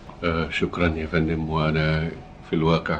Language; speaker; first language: Arabic; native; Arabic